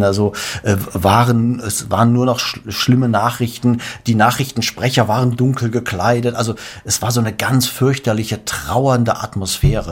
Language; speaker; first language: German; native; German